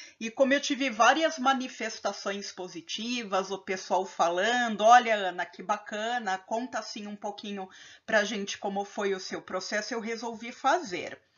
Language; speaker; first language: Portuguese; native; Portuguese